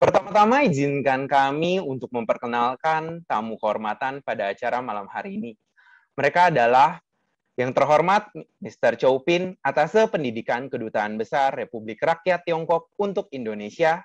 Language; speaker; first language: Indonesian; native; Indonesian